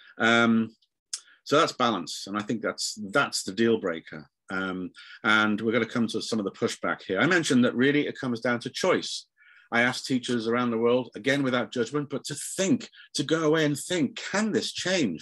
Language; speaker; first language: English; native; English